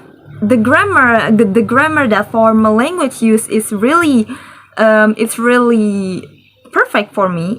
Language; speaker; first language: English; non-native, learner; Indonesian